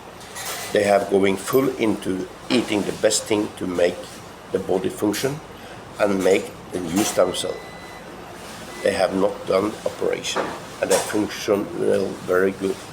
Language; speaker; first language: English; non-native, fluent; Norwegian